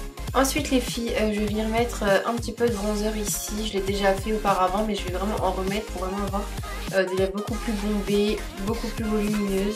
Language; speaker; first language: French; native; French